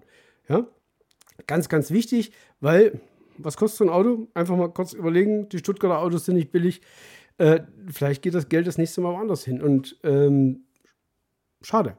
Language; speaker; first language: German; native; German